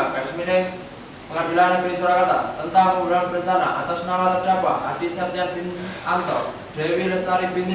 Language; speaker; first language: Indonesian; native; Indonesian